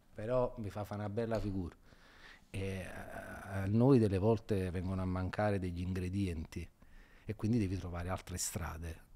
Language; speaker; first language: Italian; native; Italian